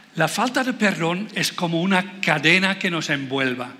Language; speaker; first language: Spanish; non-native, fluent; Dutch